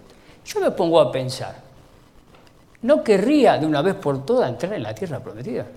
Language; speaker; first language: Spanish; native; Spanish